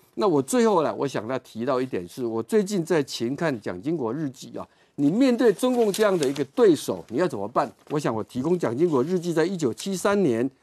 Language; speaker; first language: Chinese; native; Chinese